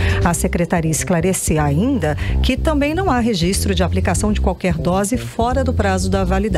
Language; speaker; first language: Portuguese; native; Portuguese